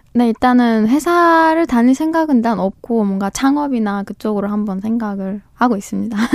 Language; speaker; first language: Korean; non-native, fluent; Persian